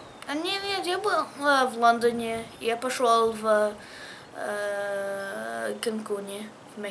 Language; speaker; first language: Russian; early bilingual, heritage; English